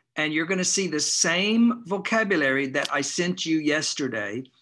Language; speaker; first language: English; native; English